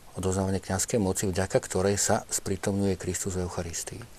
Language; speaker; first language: Slovak; native; Slovak